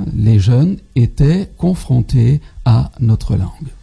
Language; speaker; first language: French; non-native, fluent; Dutch